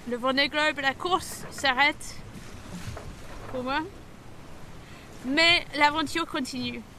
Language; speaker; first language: French; non-native, fluent; English